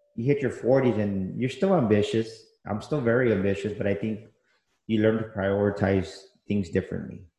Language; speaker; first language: English; native; English